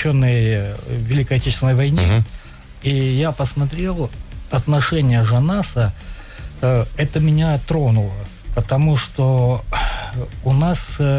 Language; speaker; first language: Russian; native; Russian